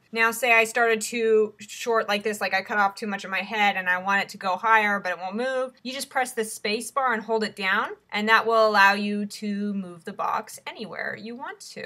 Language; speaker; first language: English; native; English